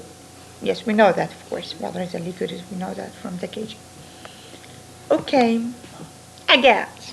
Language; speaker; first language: English; non-native, fluent; Arabic